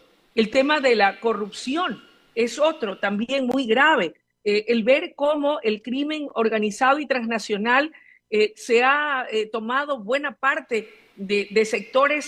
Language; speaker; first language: Spanish; native; Spanish